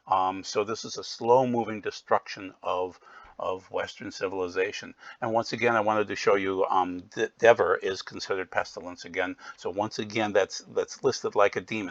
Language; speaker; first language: English; native; English